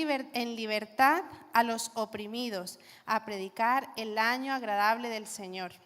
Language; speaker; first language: Spanish; native; Spanish